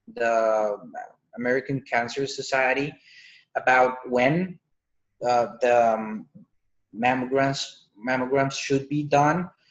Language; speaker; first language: English; non-native, fluent; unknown